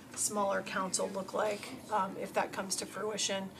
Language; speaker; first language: English; native; English